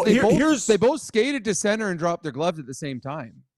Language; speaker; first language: English; native; English